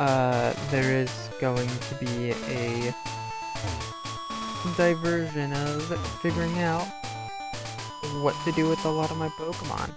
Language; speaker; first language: English; native; English